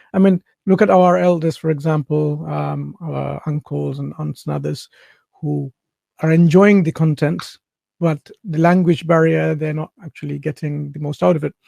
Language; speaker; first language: English; non-native, local second language; Bangla